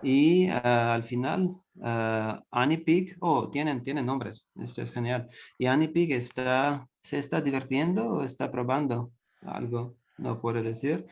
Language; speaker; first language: Spanish; non-native, learner; English